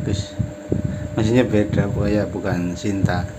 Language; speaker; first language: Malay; non-native, local second language; Javanese